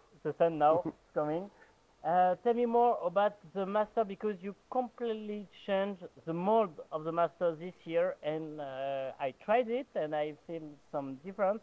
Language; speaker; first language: English; non-native, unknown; French